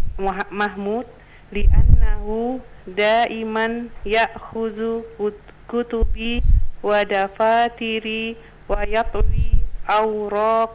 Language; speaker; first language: Arabic; non-native, learner; Indonesian